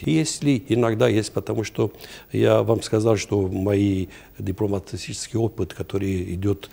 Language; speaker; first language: Russian; non-native, fluent; Romanian